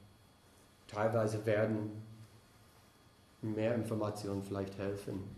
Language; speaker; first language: German; non-native, fluent; English